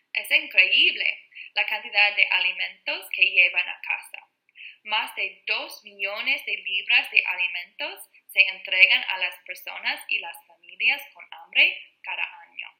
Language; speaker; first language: Spanish; non-native, learner; English